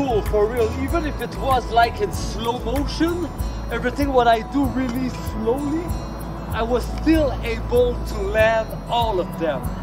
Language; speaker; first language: English; non-native, fluent; French